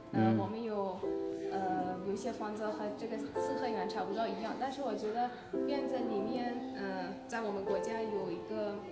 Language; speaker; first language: Chinese; non-native, fluent; Persian